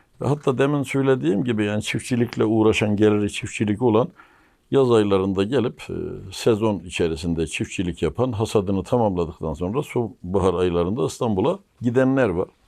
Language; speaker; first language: Turkish; native; Turkish